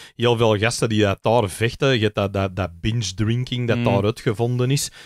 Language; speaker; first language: Dutch; native; Dutch